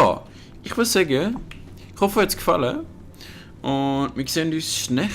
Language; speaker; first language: German; native; German